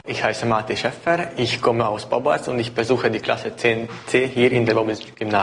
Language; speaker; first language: German; non-native, local second language; Hungarian